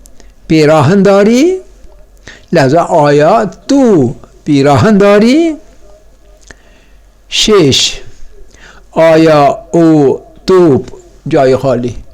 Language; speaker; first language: Persian; non-native, fluent; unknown